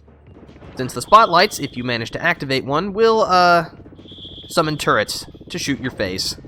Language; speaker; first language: English; native; English